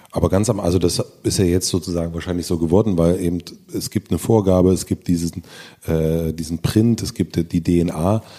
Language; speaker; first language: German; native; German